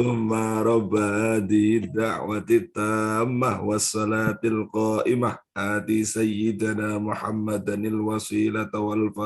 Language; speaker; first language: Indonesian; native; Indonesian